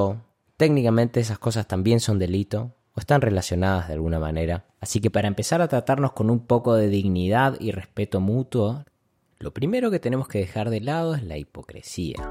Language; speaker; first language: Spanish; native; Spanish